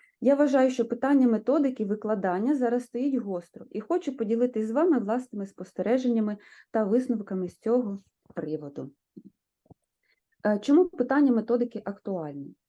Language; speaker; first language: Ukrainian; native; Ukrainian